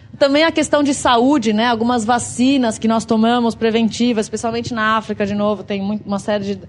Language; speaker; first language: Portuguese; native; Portuguese